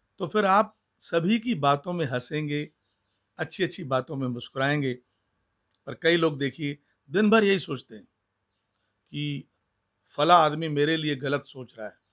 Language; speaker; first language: Hindi; non-native, local second language; Sindhi